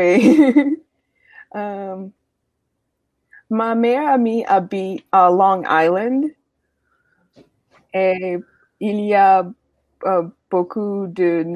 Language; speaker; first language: French; non-native, learner; English